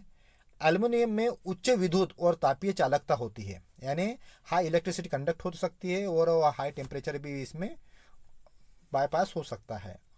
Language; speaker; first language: Hindi; non-native, local second language; Marathi